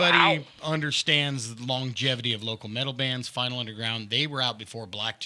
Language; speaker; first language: English; native; English